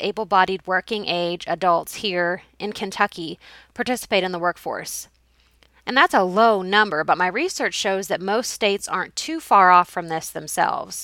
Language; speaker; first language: English; native; English